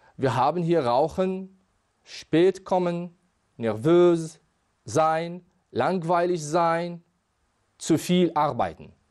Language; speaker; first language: German; non-native, fluent; Arabic